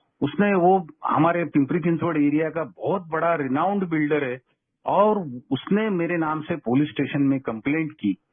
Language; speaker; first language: Hindi; non-native, local second language; Kannada